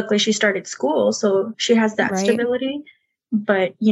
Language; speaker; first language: English; early bilingual, other home language; Spanish